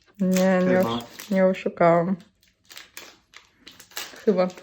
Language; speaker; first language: Polish; non-native, learner; Ukrainian